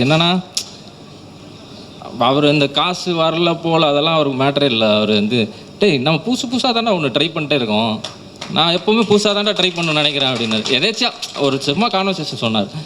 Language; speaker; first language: Tamil; native; Tamil